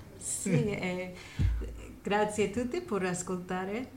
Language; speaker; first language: Italian; non-native, learner; English